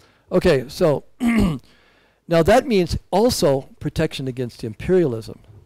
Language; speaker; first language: English; native; English